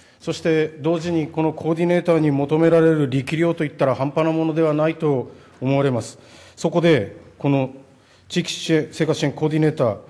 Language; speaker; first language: Japanese; native; Japanese